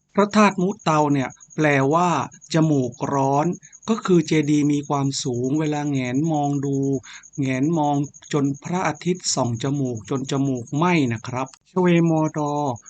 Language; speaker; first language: Thai; native; Thai